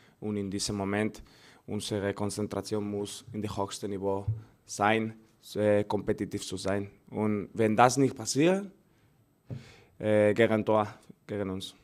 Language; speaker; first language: German; non-native, learner; Spanish